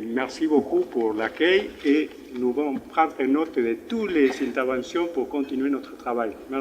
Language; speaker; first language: French; non-native, fluent; Spanish